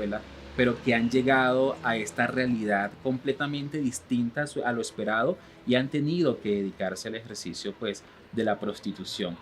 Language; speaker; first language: Spanish; native; Spanish